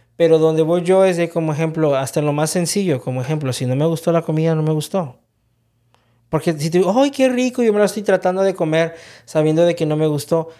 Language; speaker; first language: Spanish; early bilingual, heritage; Spanish